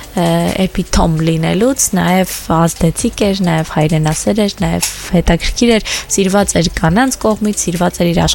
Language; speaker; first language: Armenian; native; Armenian